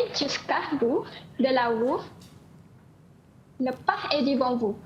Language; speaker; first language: French; non-native, learner; Malay